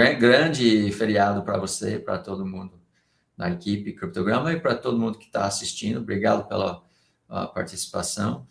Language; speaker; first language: Portuguese; non-native, fluent; English